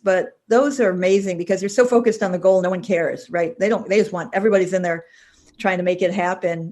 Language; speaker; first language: English; native; English